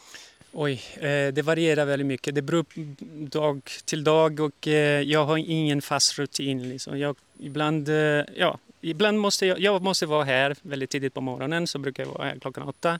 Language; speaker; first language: Swedish; early bilingual, heritage; Portuguese